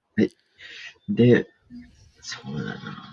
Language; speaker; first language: Japanese; native; Japanese